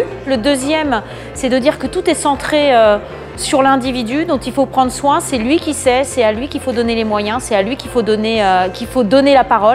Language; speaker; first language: French; native; French